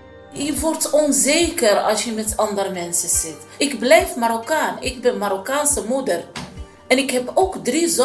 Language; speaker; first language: Dutch; non-native, learner; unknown